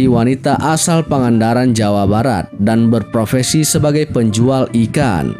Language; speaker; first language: Indonesian; native; Indonesian